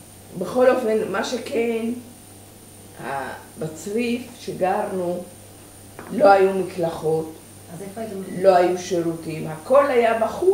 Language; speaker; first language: Hebrew; early bilingual, other home language; Persian